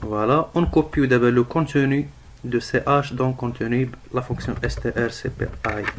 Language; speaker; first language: French; non-native, local second language; Arabic